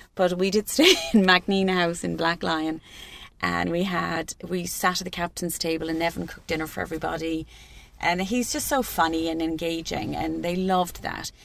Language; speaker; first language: English; native; English